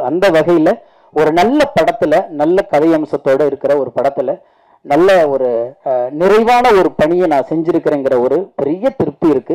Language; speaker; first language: Tamil; native; Tamil